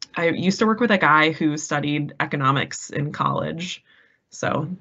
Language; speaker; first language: English; native; English